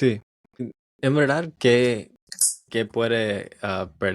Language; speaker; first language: Spanish; non-native, learner; English